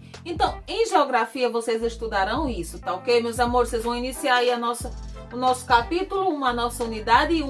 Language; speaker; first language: Portuguese; native; Portuguese